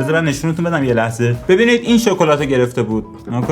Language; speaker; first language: Persian; native; Persian